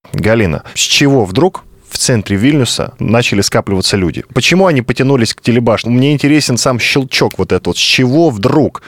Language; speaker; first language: Russian; native; Russian